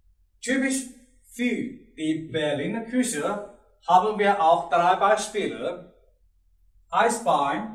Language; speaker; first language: German; non-native, learner; Chinese